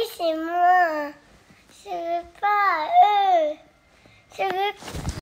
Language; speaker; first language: French; early bilingual, heritage; French